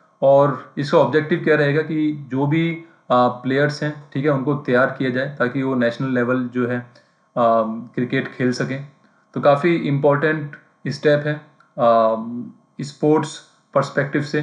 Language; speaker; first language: Hindi; native; Hindi